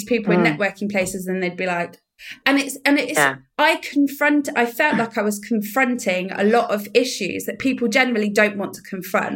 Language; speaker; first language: English; native; English